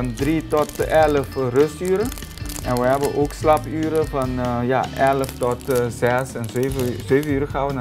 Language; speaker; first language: Dutch; non-native, local second language; Papiamento